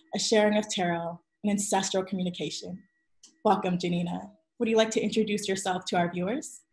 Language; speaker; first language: English; native; English